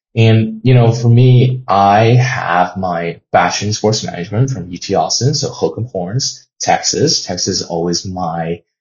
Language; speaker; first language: English; non-native, fluent; Chinese